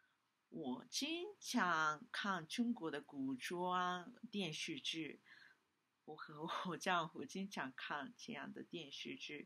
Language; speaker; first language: Chinese; non-native, fluent; Japanese